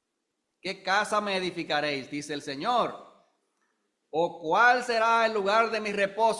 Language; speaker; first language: Spanish; native; Spanish